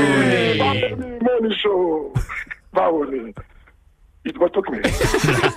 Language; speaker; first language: Hungarian; non-native, learner; Yoruba